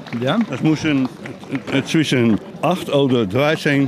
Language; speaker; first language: German; non-native, learner; Dutch